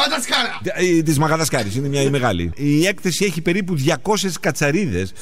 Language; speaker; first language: Greek; native; Greek